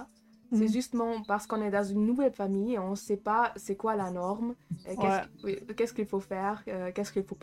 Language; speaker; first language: French; non-native, fluent; German